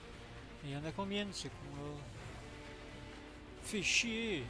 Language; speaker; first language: French; native; French